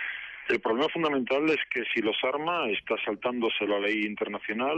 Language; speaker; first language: Spanish; native; Spanish